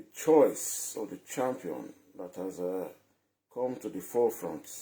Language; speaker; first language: English; non-native, local second language; Yoruba